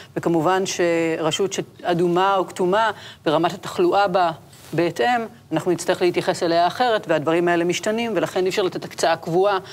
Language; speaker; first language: Hebrew; native; Hebrew